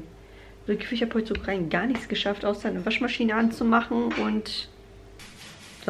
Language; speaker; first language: German; native; German